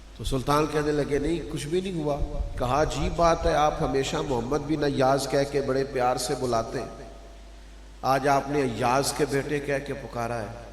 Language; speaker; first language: Urdu; non-native, local second language; Punjabi